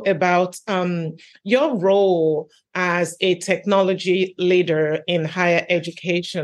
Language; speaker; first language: English; native; English